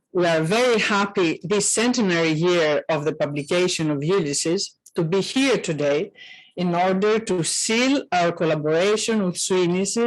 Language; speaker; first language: English; non-native, fluent; Greek